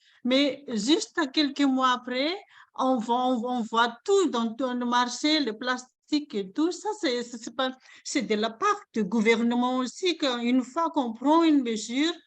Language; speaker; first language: French; non-native, local second language; Malagasy